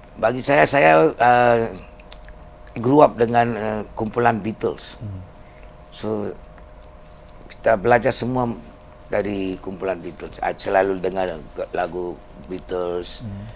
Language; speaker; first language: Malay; non-native, local second language; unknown